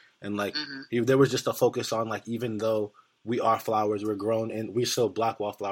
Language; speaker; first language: English; native; English